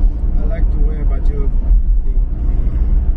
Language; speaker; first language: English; non-native, learner; Indonesian